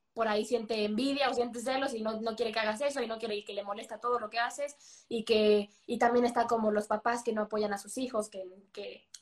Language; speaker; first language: Spanish; native; Spanish